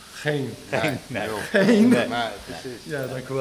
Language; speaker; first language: Dutch; non-native, learner; Kurdish